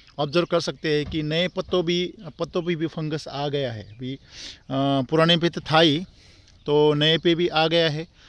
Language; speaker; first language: Hindi; non-native, local second language; Marathi